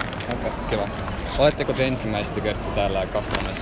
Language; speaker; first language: Finnish; non-native, learner; Estonian